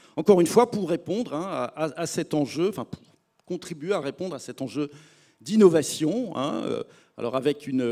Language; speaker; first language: French; native; French